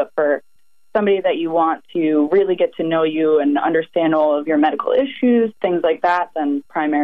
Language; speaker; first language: English; native; English